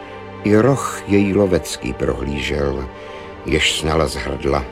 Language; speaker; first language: Czech; native; Czech